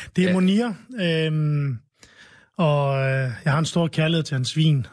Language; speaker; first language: Danish; native; Danish